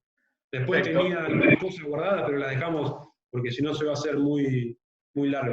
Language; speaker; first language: Spanish; native; Spanish